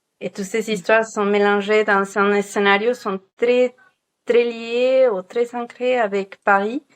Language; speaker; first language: French; non-native, fluent; Spanish